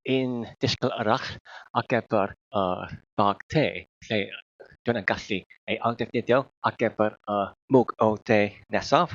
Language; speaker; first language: Welsh; non-native, learner; Filipino